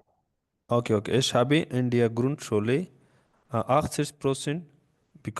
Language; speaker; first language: German; non-native, learner; Urdu